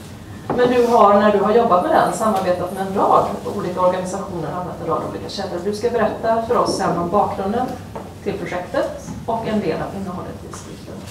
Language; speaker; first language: Swedish; native; Swedish